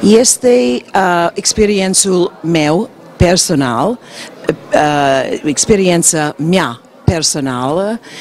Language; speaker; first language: Romanian; non-native, learner; English